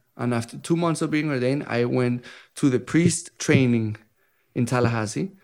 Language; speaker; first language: English; non-native, fluent; Spanish